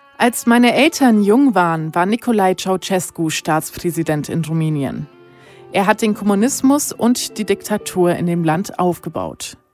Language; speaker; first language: German; early bilingual, other home language; Romanian